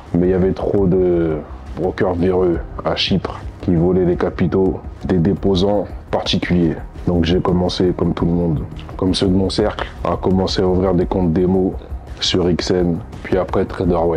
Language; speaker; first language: French; native; French